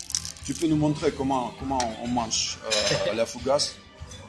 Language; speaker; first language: French; non-native, fluent; Russian